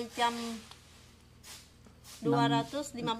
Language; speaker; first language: Indonesian; non-native, learner; Vietnamese